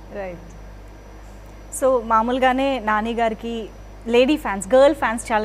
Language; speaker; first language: Telugu; native; Telugu